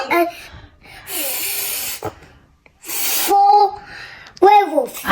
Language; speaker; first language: English; non-native, learner; Vietnamese